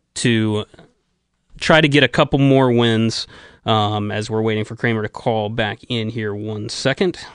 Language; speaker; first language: English; native; English